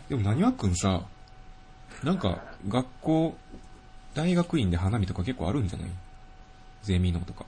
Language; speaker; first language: Japanese; native; Japanese